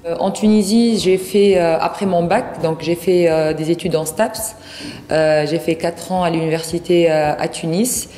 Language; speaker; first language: French; non-native, local second language; Arabic